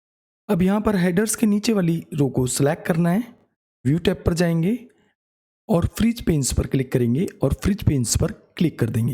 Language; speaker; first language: Hindi; native; Hindi